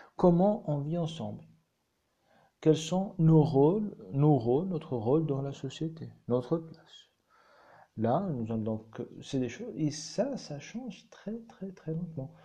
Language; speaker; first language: French; non-native, local second language; Arabic